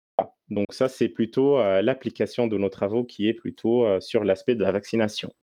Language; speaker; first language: French; non-native, local second language; Arabic